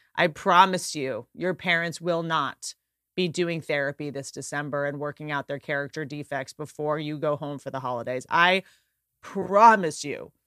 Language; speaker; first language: English; native; English